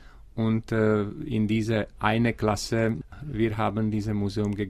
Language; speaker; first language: German; non-native, learner; Czech